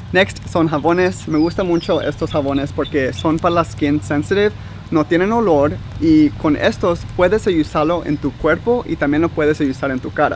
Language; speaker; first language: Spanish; early bilingual, heritage; Spanish